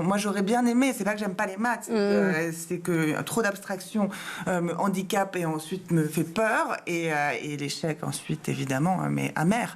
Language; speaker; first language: French; native; French